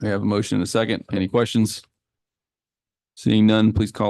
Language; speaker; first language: English; native; English